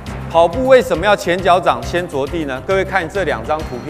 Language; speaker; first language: Chinese; native; Chinese